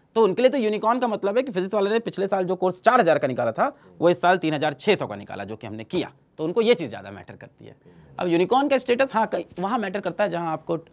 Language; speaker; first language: Hindi; native; Hindi